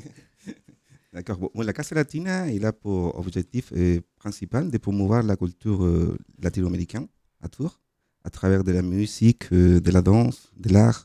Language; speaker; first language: French; non-native, fluent; Spanish